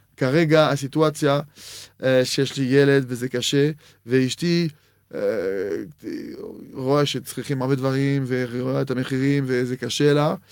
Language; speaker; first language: Hebrew; non-native, fluent; French